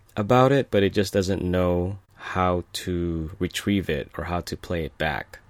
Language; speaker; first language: English; early bilingual, other home language; Filipino